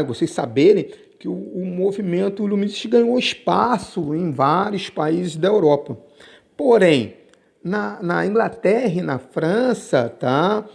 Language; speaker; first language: Portuguese; native; Portuguese